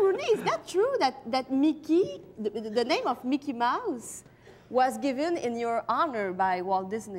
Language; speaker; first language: English; non-native, learner; French